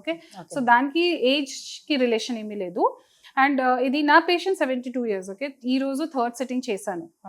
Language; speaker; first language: Telugu; non-native, local second language; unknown